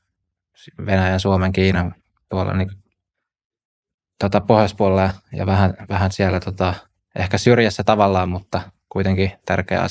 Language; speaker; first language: Finnish; native; Finnish